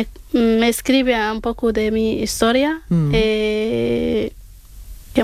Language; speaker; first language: Spanish; non-native, learner; Arabic